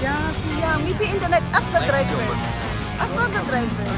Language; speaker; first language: English; non-native, local second language; Filipino